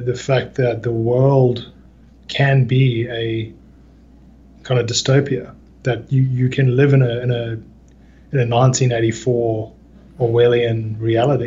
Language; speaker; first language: English; native; English